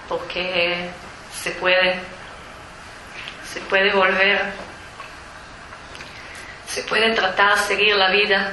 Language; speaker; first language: Spanish; early bilingual, heritage; Spanish